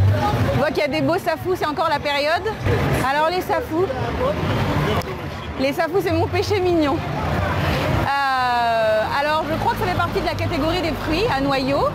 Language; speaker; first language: French; native; French